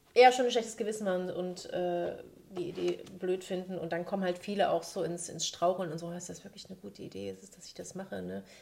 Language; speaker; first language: German; native; German